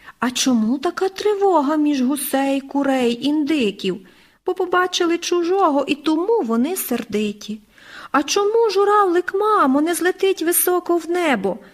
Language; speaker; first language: Ukrainian; native; Ukrainian